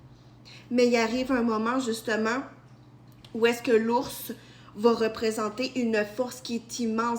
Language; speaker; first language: French; native; French